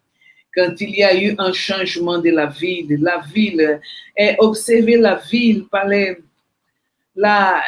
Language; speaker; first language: French; non-native, fluent; Portuguese